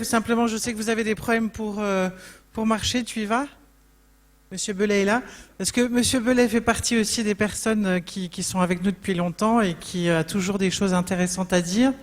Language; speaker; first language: French; native; French